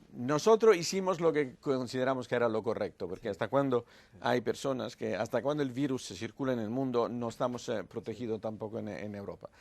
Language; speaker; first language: Spanish; non-native, fluent; Italian